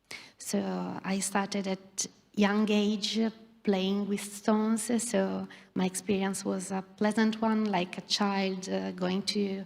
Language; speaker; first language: English; non-native, fluent; Italian